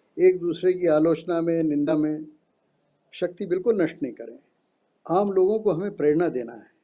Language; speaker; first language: Hindi; native; Hindi